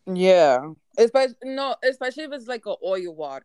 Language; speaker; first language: English; early bilingual, other home language; Spanish